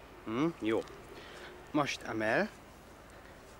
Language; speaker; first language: Hungarian; non-native, learner; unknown